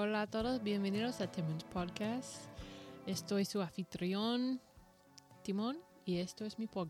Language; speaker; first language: Spanish; non-native, learner; English